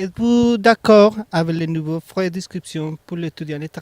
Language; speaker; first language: French; non-native, learner; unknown